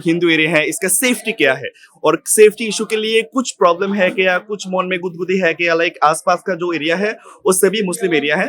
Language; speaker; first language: Hindi; non-native, learner; Bangla